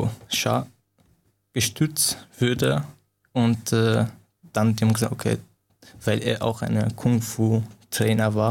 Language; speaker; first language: German; non-native, fluent; Persian